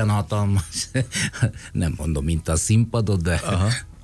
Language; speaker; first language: Hungarian; non-native, fluent; Italian